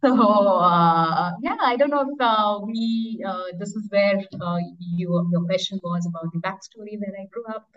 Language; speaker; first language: English; non-native, local second language; Bangla